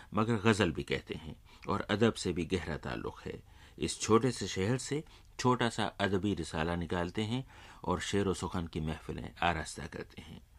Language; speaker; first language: Urdu; native; Urdu